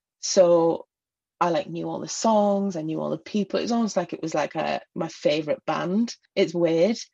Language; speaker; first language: English; native; English